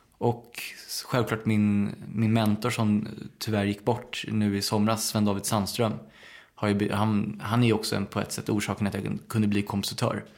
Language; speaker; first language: Swedish; native; Swedish